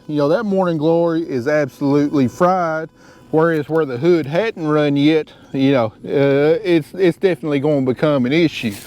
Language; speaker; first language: English; native; English